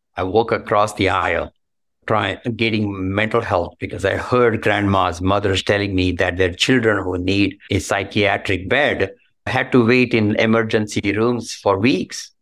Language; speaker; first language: English; non-native, local second language; Marathi